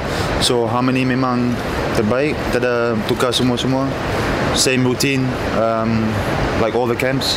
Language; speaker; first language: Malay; non-native, fluent; English